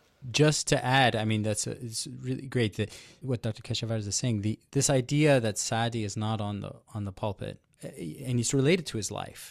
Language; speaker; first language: English; native; English